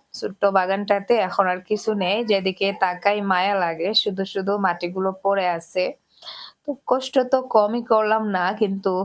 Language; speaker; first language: Bangla; native; Bangla